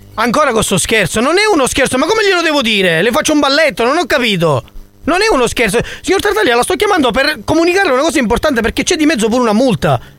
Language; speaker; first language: Italian; native; Italian